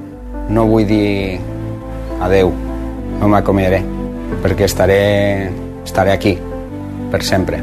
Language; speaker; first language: Catalan; non-native, fluent; Spanish